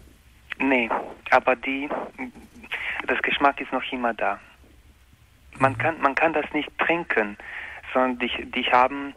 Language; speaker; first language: German; non-native, learner; Croatian